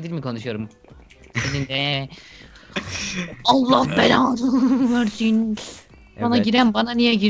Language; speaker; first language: Turkish; native; Turkish